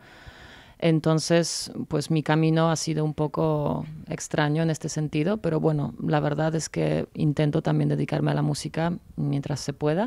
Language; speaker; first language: Spanish; non-native, fluent; Polish